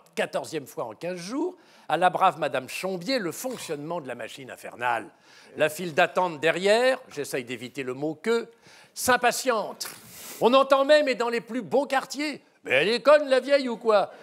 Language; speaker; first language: French; native; French